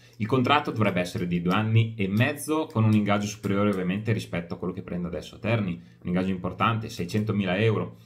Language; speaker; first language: Italian; native; Italian